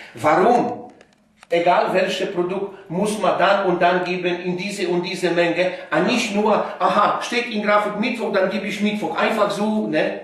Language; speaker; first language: German; non-native, fluent; Polish